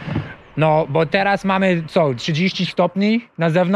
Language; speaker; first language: Polish; non-native, learner; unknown